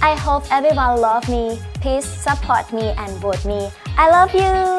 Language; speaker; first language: English; non-native, learner; Thai